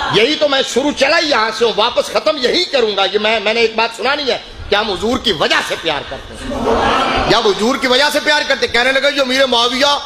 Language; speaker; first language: Urdu; non-native, local second language; Punjabi